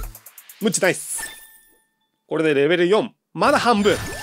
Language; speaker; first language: Japanese; native; Japanese